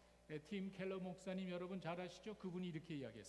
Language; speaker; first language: Korean; native; Korean